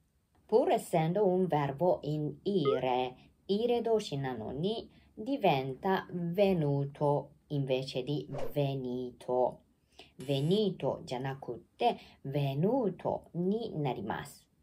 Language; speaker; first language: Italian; non-native, fluent; Japanese